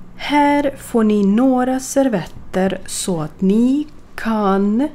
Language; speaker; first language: Swedish; non-native, fluent; Ukrainian